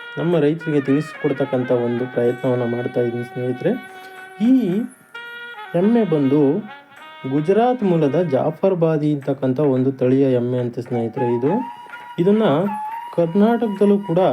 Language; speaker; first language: Kannada; native; Kannada